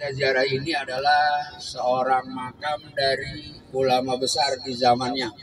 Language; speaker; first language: Indonesian; native; Indonesian